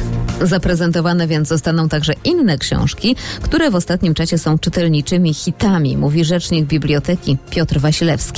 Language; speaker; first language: Polish; native; Polish